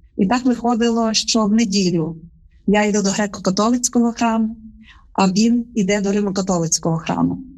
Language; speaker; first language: Ukrainian; native; Ukrainian